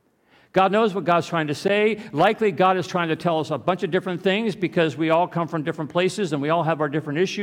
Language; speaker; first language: English; native; English